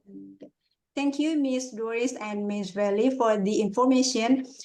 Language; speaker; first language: English; non-native, fluent; Indonesian